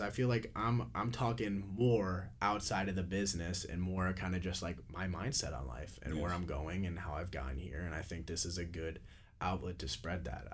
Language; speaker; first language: English; native; English